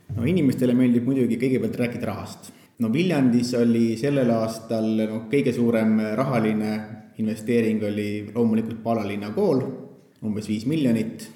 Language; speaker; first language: Estonian; native; Estonian